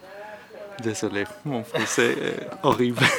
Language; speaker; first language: French; non-native, learner; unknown